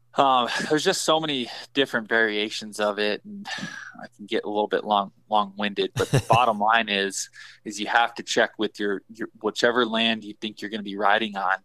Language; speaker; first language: English; native; English